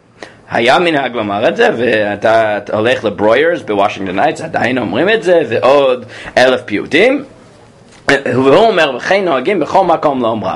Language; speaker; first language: Hebrew; non-native, fluent; English